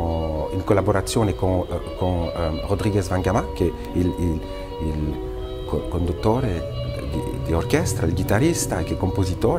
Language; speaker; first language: Italian; non-native, fluent; French